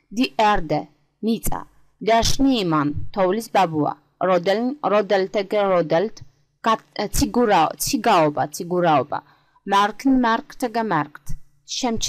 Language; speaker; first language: German; non-native, learner; Georgian